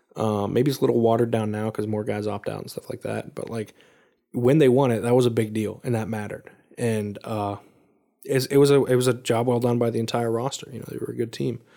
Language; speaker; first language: English; native; English